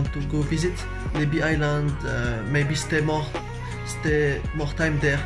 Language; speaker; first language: English; non-native, learner; French